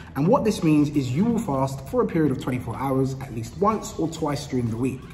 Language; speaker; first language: English; native; English